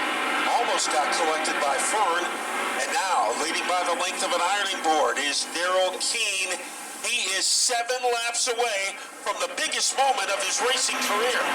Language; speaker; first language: English; native; English